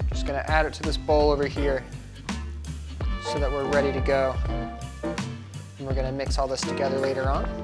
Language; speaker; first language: English; native; English